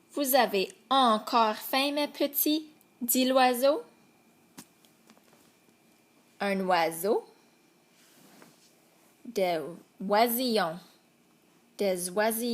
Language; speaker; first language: French; non-native, fluent; English